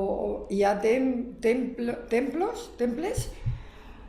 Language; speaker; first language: Catalan; non-native, local second language; Spanish